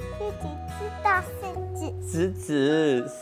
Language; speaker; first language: Chinese; early bilingual, other home language; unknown